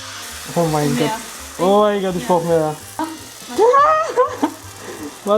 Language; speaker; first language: German; early bilingual, other home language; Amharic